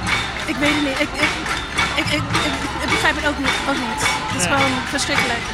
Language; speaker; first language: Dutch; non-native, fluent; English